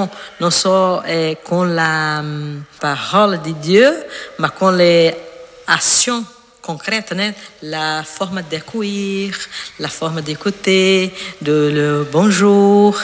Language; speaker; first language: French; non-native, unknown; Portuguese